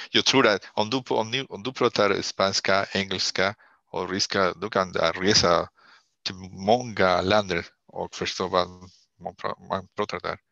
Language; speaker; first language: Swedish; non-native, learner; Spanish